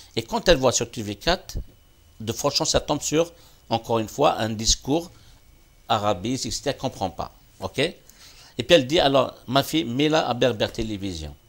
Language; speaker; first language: French; non-native, local second language; Kabyle